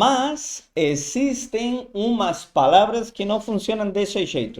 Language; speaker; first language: Portuguese; non-native, fluent; Spanish